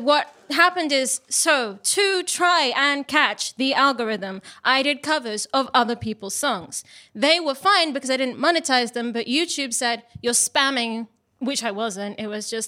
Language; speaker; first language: English; native; English